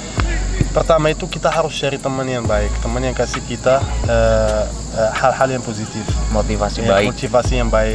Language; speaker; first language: Indonesian; non-native, fluent; Arabic